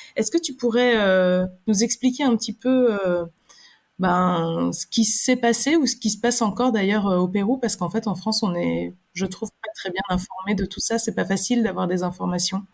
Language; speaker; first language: French; native; French